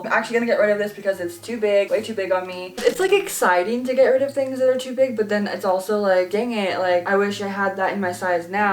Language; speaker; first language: English; native; English